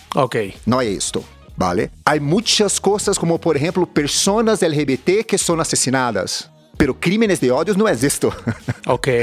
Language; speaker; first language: Spanish; non-native, learner; Portuguese